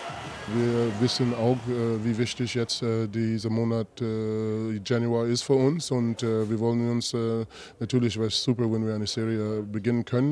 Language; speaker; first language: German; non-native, fluent; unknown